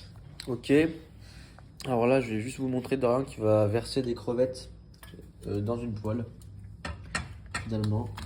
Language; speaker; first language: French; native; French